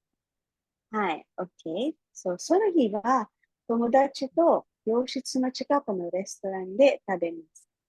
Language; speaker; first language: Japanese; non-native, fluent; Filipino